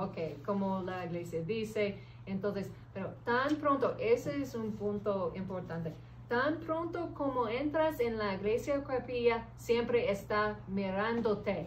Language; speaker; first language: Spanish; early bilingual, heritage; English